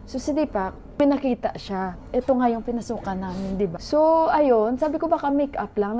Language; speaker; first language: Filipino; native; Filipino